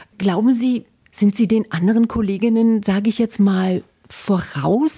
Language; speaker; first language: German; native; German